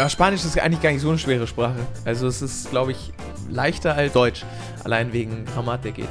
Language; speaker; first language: German; native; German